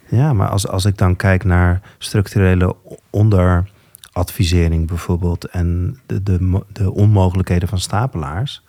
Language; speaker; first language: Dutch; native; Dutch